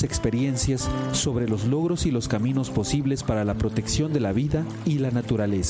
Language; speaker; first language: Spanish; native; Spanish